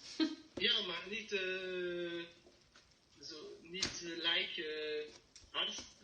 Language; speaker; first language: Dutch; non-native, learner; French